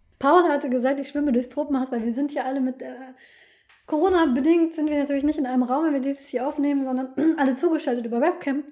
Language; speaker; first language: German; native; German